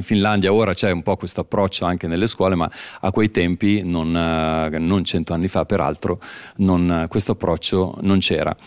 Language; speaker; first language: Italian; native; Italian